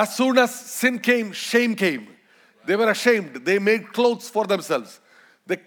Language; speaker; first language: English; non-native, local second language; Malayalam